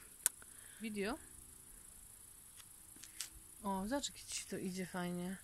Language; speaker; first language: Polish; native; Polish